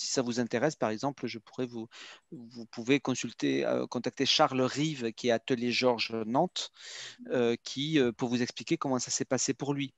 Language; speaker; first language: French; native; French